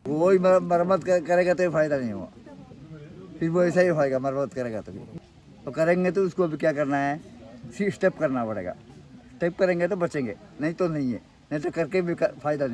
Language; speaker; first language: Hindi; non-native, local second language; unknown